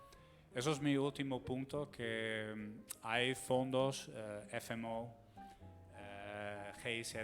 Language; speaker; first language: Spanish; non-native, fluent; Dutch